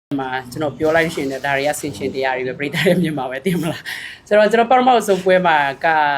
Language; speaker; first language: Burmese; native; Burmese